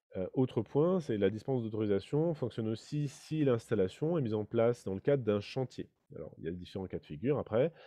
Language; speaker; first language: French; native; French